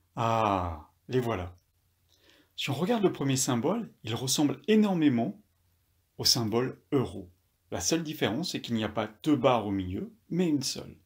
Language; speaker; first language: French; native; French